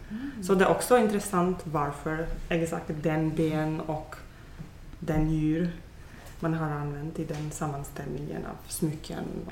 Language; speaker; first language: Swedish; non-native, fluent; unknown